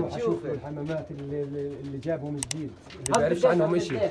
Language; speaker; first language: Arabic; native; Arabic